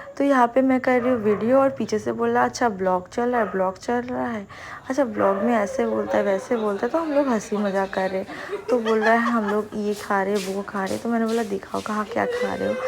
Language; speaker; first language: Hindi; non-native, local second language; Bangla